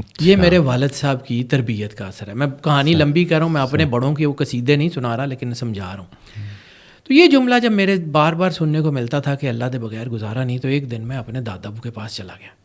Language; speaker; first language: Urdu; non-native, local second language; Punjabi